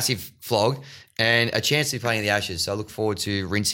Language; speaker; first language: English; native; English